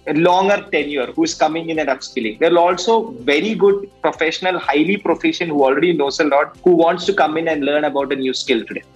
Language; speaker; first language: English; non-native, local second language; Malayalam